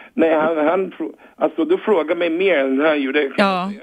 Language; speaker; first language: Swedish; non-native, fluent; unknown